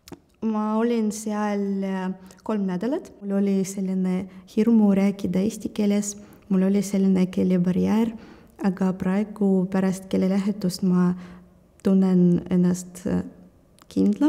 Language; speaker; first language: Estonian; non-native, local second language; Russian